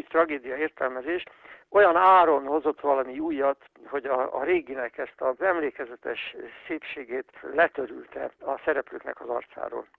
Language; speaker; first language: Hungarian; native; Hungarian